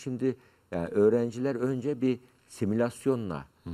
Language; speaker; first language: Turkish; native; Turkish